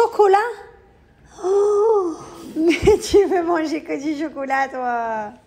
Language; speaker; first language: French; native; French